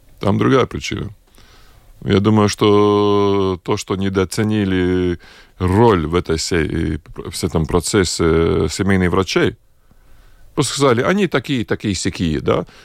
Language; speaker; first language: Russian; non-native, local second language; Latvian